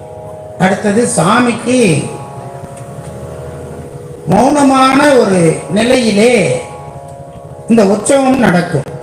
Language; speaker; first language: Tamil; native; Tamil